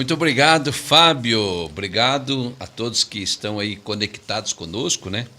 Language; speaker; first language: Portuguese; native; Portuguese